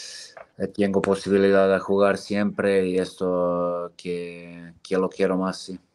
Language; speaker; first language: Spanish; non-native, fluent; Serbian